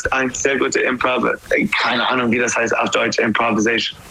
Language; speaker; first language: German; non-native, learner; English